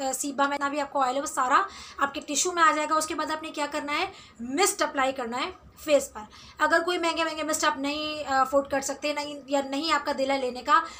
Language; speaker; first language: Hindi; native; Hindi